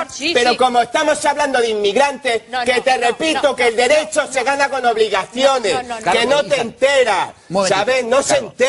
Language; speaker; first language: Spanish; native; Spanish